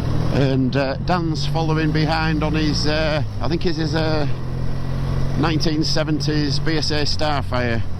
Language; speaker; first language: English; native; English